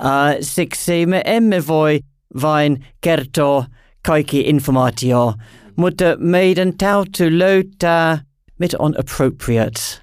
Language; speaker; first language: Finnish; non-native, learner; English